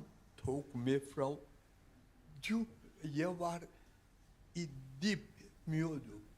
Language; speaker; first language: Icelandic; non-native, learner; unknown